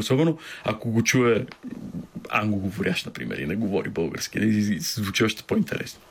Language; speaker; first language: Bulgarian; native; Bulgarian